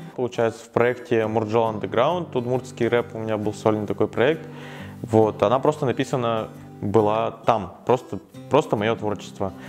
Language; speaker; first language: Russian; native; Russian